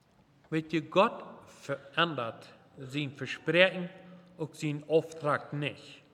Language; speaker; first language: German; non-native, local second language; Plautdietsch